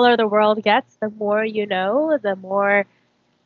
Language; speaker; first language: English; early bilingual, other home language; Korean